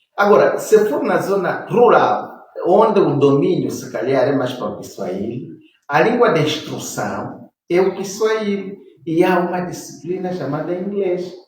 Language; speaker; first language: Portuguese; non-native, local second language; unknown